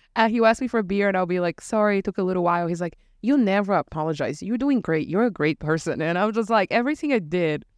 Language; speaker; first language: English; non-native, fluent; Portuguese